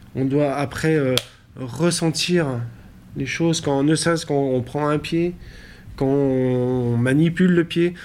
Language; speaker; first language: French; native; French